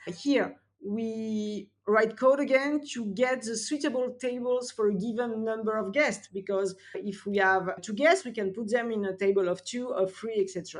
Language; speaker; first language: English; non-native, fluent; French